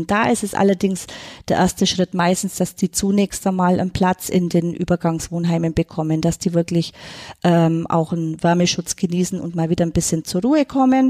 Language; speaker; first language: German; native; German